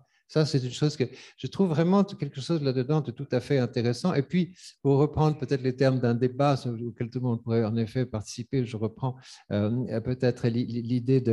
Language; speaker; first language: French; native; French